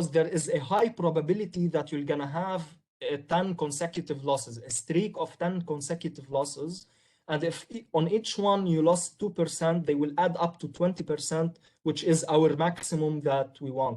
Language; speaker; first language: English; non-native, local second language; Arabic